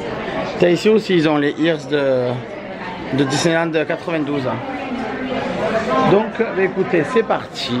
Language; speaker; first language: French; native; French